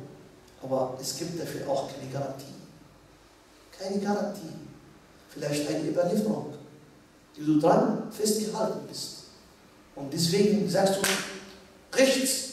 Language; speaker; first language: German; non-native, fluent; Arabic